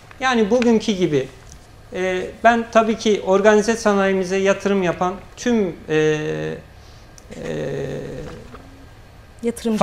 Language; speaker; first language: Turkish; native; Turkish